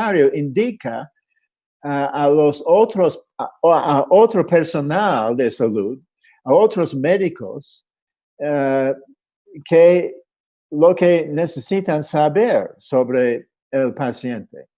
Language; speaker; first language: Spanish; non-native, fluent; English